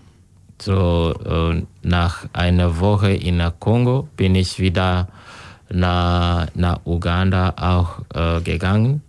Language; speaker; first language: German; non-native, learner; Kinyarwanda